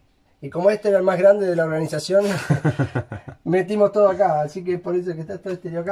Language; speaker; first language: Spanish; native; Spanish